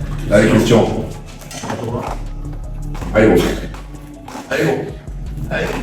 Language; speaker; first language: French; native; French